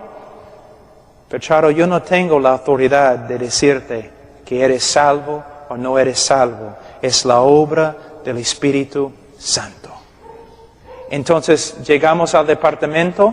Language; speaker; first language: Spanish; non-native, fluent; English